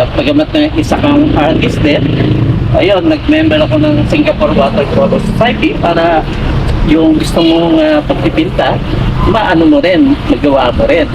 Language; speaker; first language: Filipino; native; Filipino